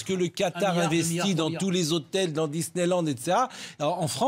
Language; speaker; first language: French; native; French